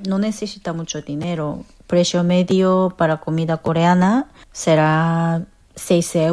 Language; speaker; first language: Spanish; non-native, fluent; Korean